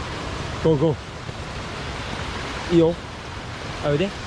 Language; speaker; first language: Japanese; native; Japanese